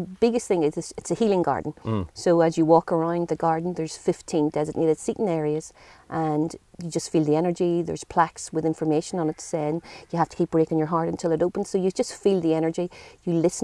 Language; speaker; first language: English; native; English